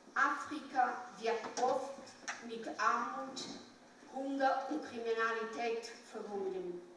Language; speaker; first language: German; non-native, local second language; Romansh